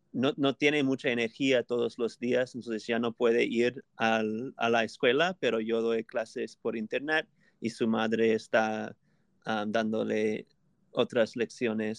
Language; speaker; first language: Spanish; non-native, fluent; English